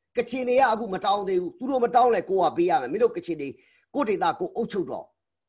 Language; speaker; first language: Burmese; native; Burmese